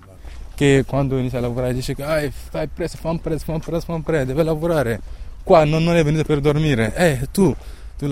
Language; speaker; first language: Italian; non-native, learner; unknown